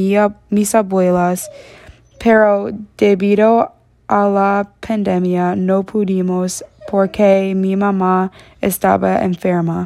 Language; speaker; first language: Spanish; non-native, learner; English